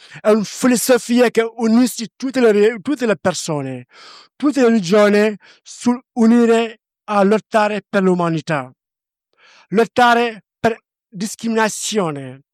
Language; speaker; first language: Italian; non-native, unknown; Wolof